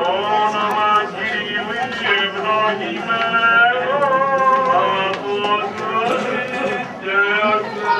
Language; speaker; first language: Greek; native; Greek